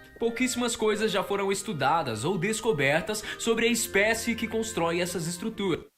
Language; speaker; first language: Portuguese; native; Portuguese